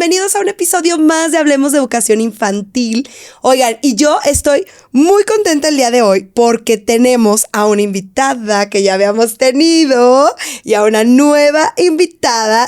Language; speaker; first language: Spanish; native; Spanish